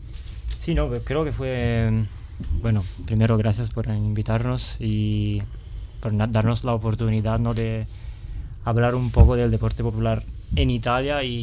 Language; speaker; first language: Spanish; non-native, fluent; Italian